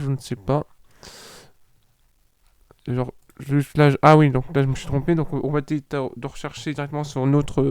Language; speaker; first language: French; native; French